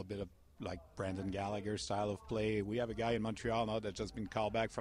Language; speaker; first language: English; non-native, fluent; French